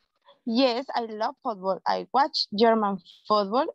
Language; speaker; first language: English; non-native, learner; Spanish